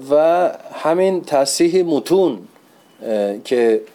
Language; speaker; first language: Persian; non-native, fluent; Turkish